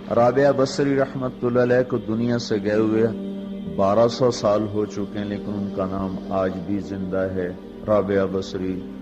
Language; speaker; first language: Urdu; non-native, local second language; Punjabi